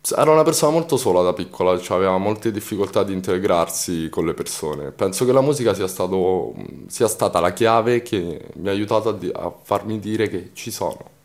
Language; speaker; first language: Italian; early bilingual, other home language; Romanian